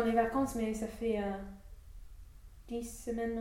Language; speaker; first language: French; non-native, fluent; English